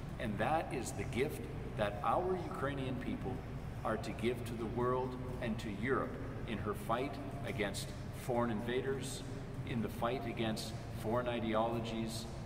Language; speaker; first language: English; early bilingual, other home language; Ukrainian